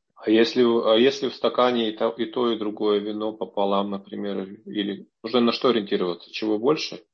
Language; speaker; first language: Russian; native; Russian